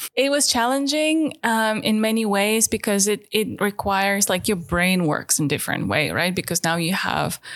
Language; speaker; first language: English; non-native, fluent; Russian